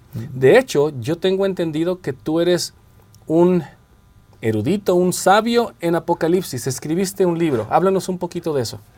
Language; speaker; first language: Spanish; native; Spanish